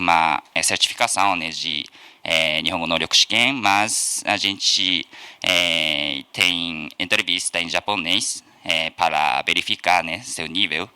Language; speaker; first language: Portuguese; non-native, fluent; Japanese